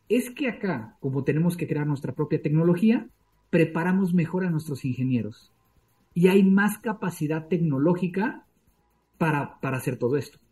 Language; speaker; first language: Spanish; native; Spanish